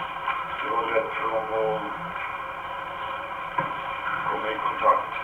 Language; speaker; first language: Swedish; non-native, fluent; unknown